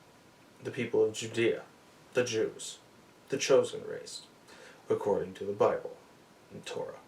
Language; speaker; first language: English; native; English